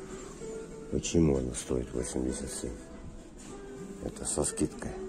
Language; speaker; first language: Russian; native; Russian